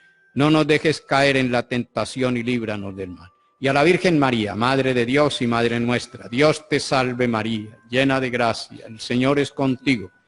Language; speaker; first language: Spanish; native; Spanish